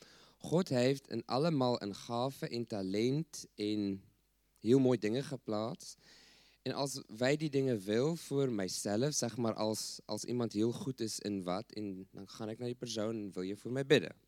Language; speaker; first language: Dutch; non-native, fluent; English